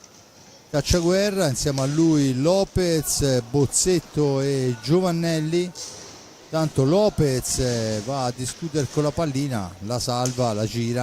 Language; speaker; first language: Italian; native; Italian